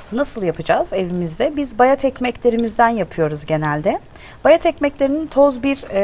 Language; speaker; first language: Turkish; native; Turkish